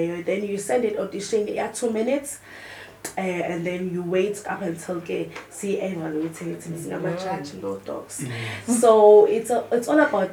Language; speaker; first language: English; non-native, local second language; Zulu